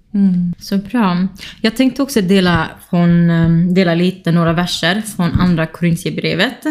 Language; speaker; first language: Swedish; early bilingual, other home language; Kurdish